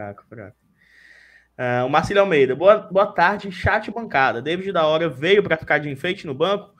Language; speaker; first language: Portuguese; native; Portuguese